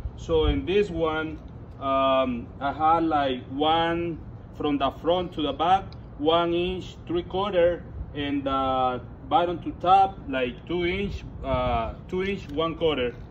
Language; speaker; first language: English; non-native, learner; Spanish